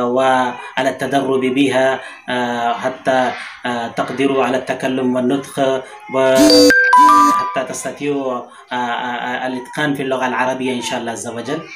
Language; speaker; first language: Arabic; non-native, fluent; Urdu